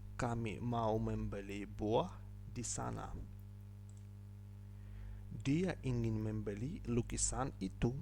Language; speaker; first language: Indonesian; non-native, learner; Ukrainian